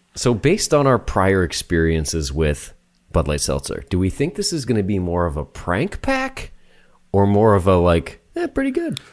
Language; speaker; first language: English; native; English